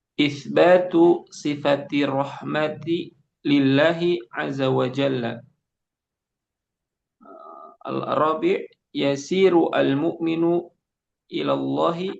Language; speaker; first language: Arabic; non-native, learner; Indonesian